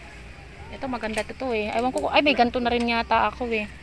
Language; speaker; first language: Filipino; native; Filipino